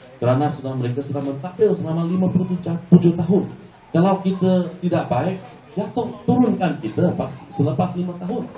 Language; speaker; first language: Malay; non-native, local second language; Chinese